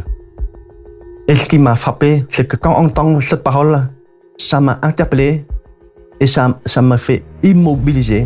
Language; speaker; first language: French; non-native, fluent; Khmer